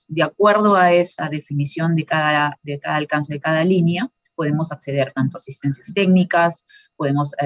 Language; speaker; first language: Spanish; native; Spanish